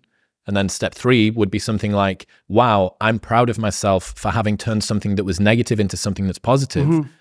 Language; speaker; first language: English; native; English